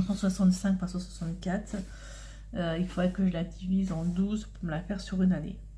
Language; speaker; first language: French; native; French